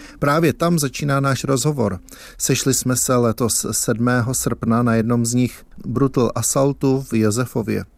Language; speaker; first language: Czech; native; Czech